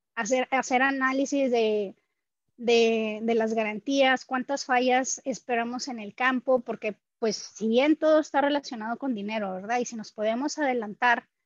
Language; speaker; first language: Spanish; native; Spanish